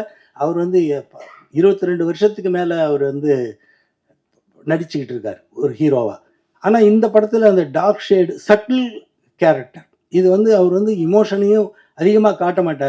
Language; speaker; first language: Tamil; native; Tamil